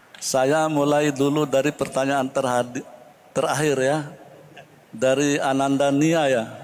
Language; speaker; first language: Indonesian; non-native, local second language; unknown